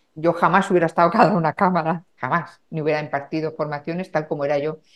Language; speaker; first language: Spanish; native; Spanish